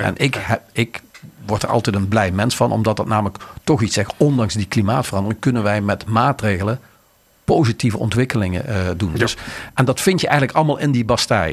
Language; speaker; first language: Dutch; native; Dutch